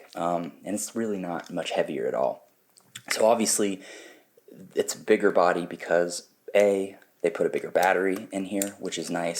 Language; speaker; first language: English; native; English